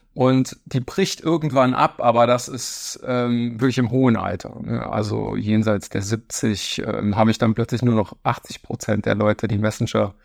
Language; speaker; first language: German; native; German